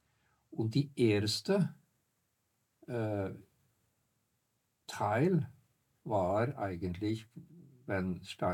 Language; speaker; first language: German; non-native, fluent; Norwegian